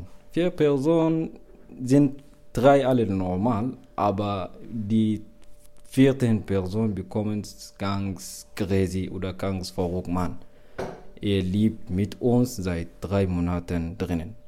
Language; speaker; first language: German; non-native, learner; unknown